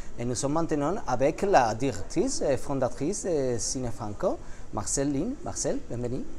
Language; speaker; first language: French; non-native, fluent; Spanish